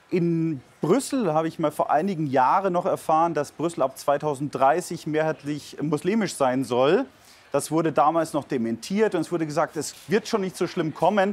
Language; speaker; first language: German; native; German